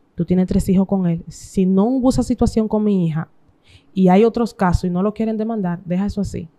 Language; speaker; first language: Spanish; native; Spanish